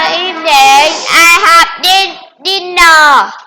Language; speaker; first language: English; non-native, learner; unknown